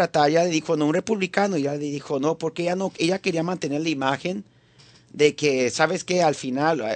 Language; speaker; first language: Spanish; early bilingual, heritage; Spanish